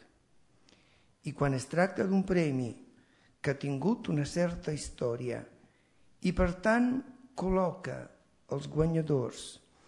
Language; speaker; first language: Catalan; non-native, fluent; Italian